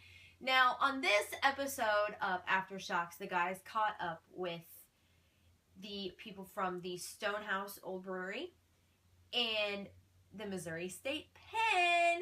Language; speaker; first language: English; native; English